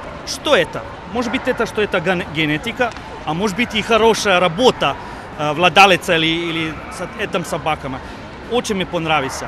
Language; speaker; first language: Russian; non-native, learner; Serbian